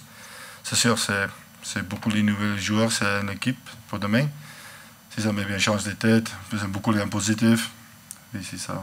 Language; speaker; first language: French; non-native, learner; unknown